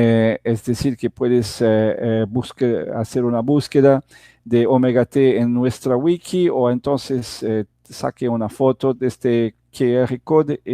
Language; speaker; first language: Spanish; non-native, fluent; Portuguese